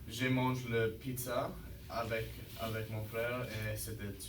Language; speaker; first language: French; non-native, learner; English